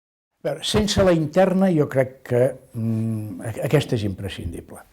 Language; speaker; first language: Catalan; native; Catalan